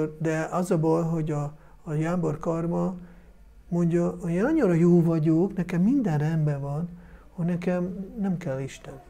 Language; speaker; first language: Hungarian; non-native, fluent; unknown